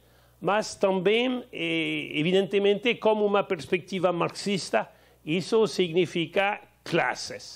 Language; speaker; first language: Portuguese; non-native, learner; French